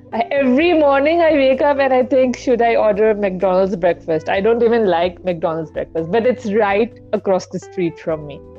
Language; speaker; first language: English; non-native, local second language; Urdu